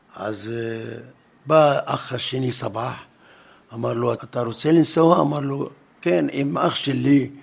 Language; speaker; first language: Hebrew; non-native, fluent; Arabic